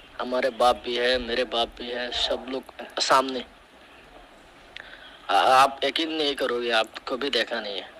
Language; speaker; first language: Hindi; non-native, learner; Rohingya